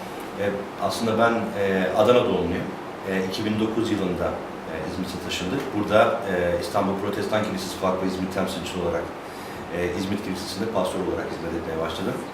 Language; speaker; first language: Turkish; native; Turkish